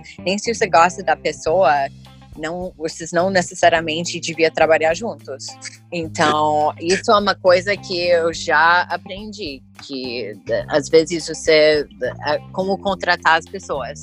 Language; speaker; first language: Portuguese; early bilingual, heritage; English